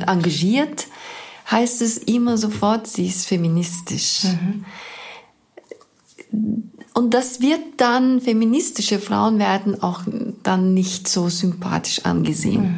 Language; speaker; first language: German; non-native, fluent; Turkish